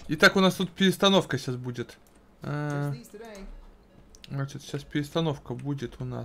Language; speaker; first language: Russian; native; Russian